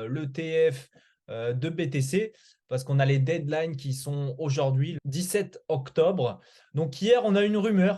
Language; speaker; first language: French; native; French